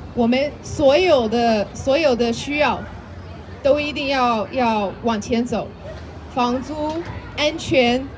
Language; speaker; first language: Chinese; early bilingual, heritage; Chinese